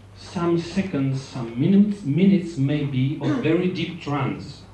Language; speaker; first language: English; non-native, fluent; Czech